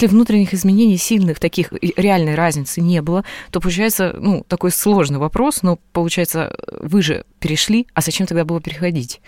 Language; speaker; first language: Russian; native; Russian